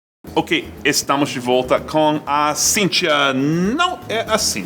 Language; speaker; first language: Portuguese; non-native, fluent; English